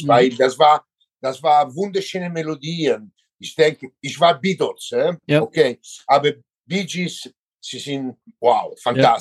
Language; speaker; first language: German; non-native, learner; Italian